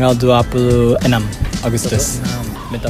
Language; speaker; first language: Indonesian; non-native, learner; Japanese